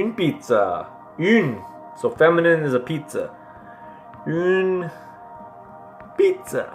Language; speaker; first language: French; non-native, learner; English